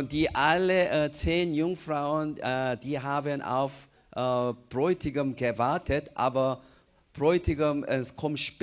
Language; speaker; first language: German; non-native, fluent; Korean